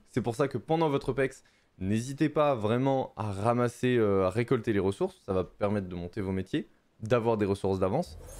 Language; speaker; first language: French; native; French